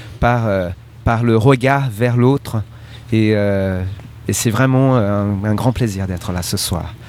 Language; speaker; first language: French; non-native, fluent; Portuguese